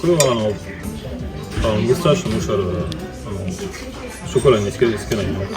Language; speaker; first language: Japanese; non-native, fluent; French